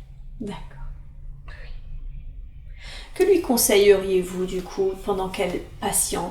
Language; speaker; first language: French; native; French